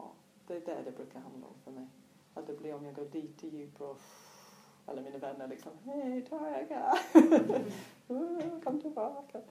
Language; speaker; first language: Swedish; non-native, fluent; English